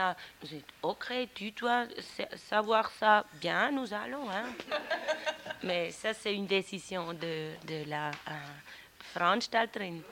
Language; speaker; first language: French; non-native, local second language; German